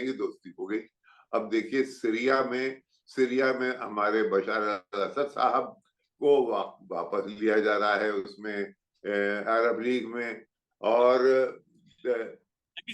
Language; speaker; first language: Hindi; native; Hindi